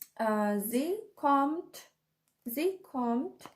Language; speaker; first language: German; non-native, fluent; Ukrainian